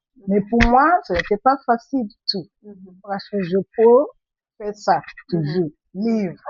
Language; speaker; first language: French; non-native, fluent; Igbo